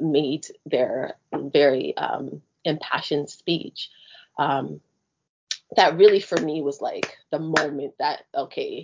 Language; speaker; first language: English; native; English